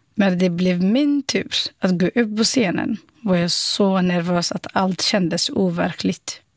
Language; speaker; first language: Swedish; non-native, fluent; Somali